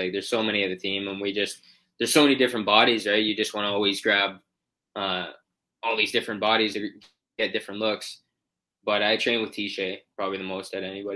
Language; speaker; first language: English; native; English